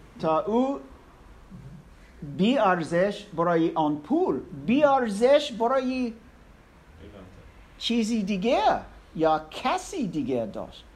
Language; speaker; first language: Persian; non-native, learner; English